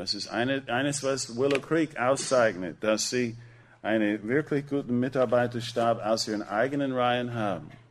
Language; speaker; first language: German; non-native, fluent; English